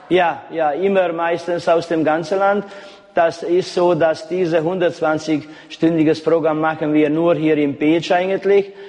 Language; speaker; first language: German; non-native, local second language; Hungarian